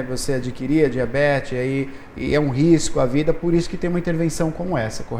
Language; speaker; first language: Portuguese; native; Portuguese